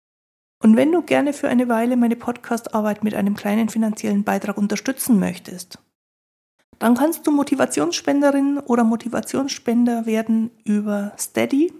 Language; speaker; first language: German; native; German